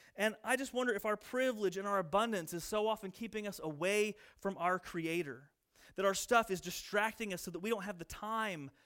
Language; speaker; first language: English; native; English